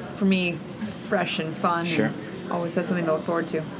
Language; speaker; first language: English; native; English